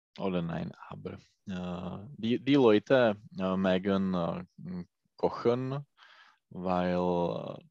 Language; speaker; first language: German; non-native, learner; Czech